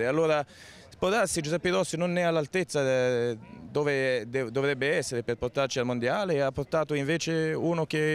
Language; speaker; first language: Italian; early bilingual, heritage; Italian